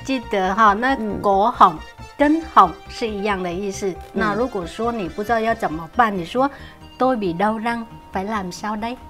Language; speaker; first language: Chinese; non-native, local second language; Vietnamese